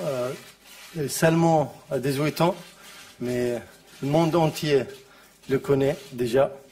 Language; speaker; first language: French; non-native, learner; Arabic